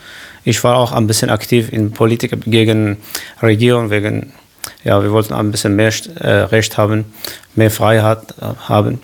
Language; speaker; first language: German; non-native, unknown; Kurdish